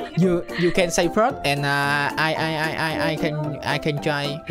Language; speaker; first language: English; non-native, learner; Vietnamese